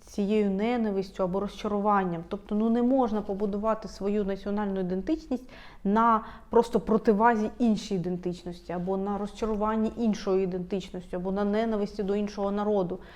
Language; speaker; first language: Ukrainian; non-native, local second language; Russian